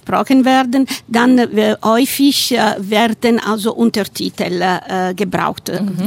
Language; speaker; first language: German; non-native, fluent; Italian